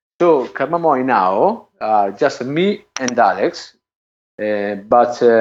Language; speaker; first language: English; non-native, learner; Italian